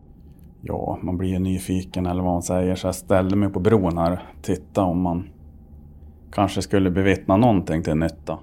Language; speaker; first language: Swedish; native; Swedish